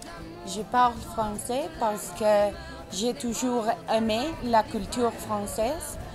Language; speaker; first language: French; non-native, fluent; Spanish